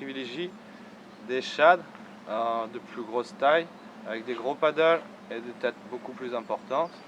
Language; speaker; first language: French; native; French